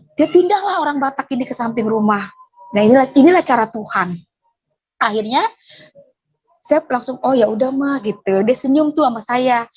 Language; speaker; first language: Indonesian; native; Indonesian